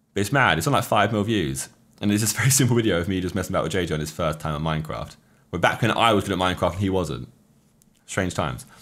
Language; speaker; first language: English; native; English